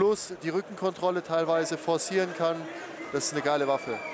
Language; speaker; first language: German; native; German